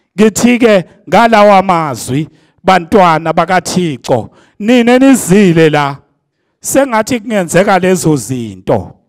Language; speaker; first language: Zulu; non-native, local second language; Xhosa